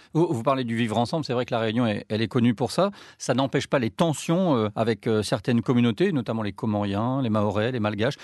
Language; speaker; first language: French; native; French